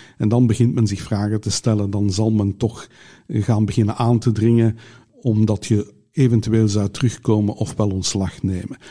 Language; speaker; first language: Dutch; native; Dutch